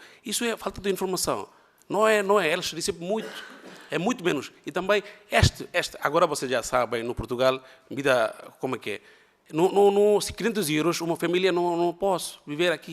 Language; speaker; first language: Portuguese; non-native, learner; Bangla